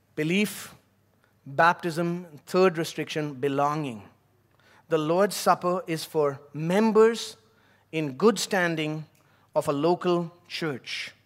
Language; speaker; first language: English; non-native, local second language; Tamil